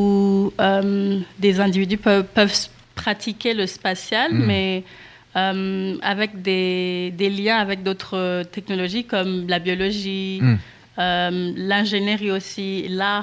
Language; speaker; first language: French; non-native, local second language; Kinyarwanda